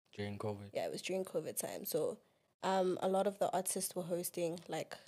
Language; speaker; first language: English; non-native, local second language; Xhosa